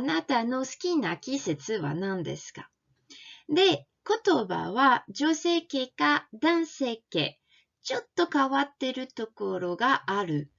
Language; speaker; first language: Japanese; non-native, fluent; French